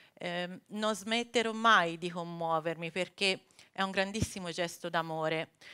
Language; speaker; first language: Italian; native; Italian